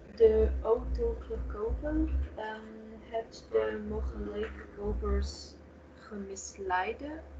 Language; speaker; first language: Dutch; non-native, learner; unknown